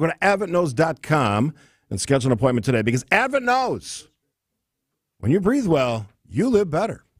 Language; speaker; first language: English; native; English